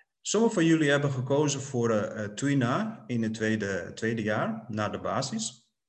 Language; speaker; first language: Dutch; non-native, fluent; Portuguese